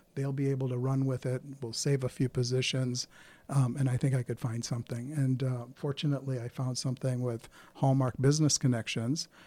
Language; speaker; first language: English; early bilingual, other home language; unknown